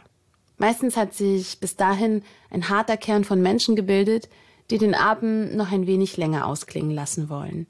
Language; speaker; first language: German; native; German